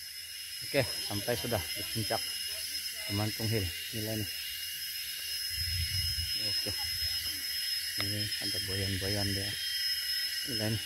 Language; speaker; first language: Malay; non-native, local second language; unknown